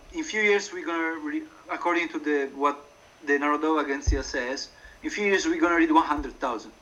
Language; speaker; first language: English; non-native, fluent; Italian